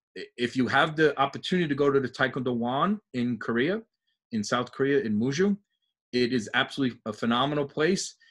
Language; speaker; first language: English; native; English